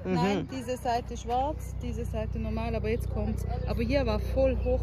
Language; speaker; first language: German; non-native, learner; Turkish